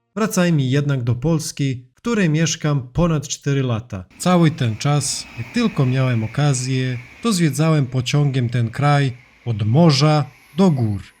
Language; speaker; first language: Polish; non-native, fluent; Serbian